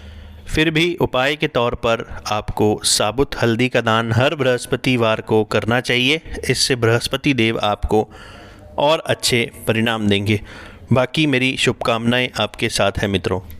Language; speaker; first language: Hindi; native; Hindi